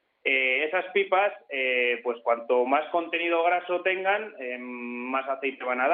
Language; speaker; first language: Spanish; native; Spanish